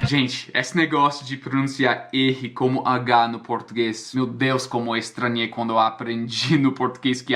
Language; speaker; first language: Portuguese; non-native, fluent; English